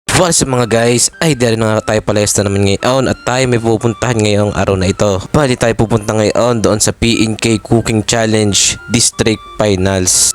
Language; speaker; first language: Filipino; native; Filipino